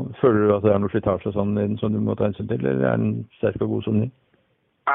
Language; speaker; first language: Norwegian; native; Norwegian